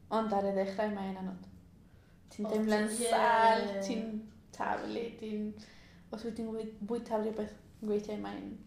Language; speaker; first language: Welsh; non-native, learner; Spanish